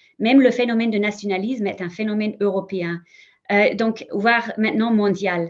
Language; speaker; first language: French; non-native, fluent; German